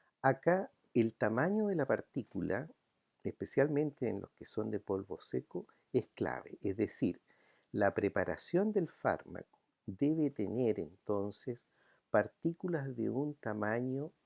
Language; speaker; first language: Spanish; native; Spanish